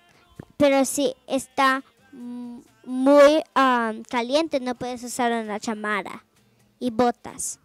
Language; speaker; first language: Spanish; early bilingual, heritage; Spanish